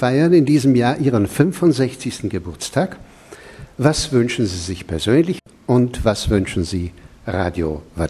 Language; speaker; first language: German; native; German